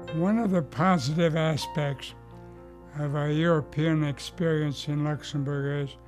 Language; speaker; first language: English; early bilingual, other home language; Luxembourgish